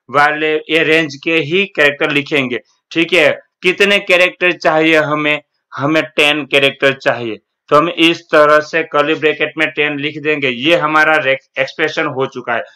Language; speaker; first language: Hindi; non-native, local second language; Gujarati